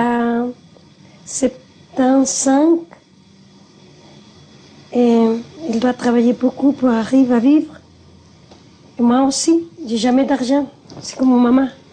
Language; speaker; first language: French; non-native, learner; Spanish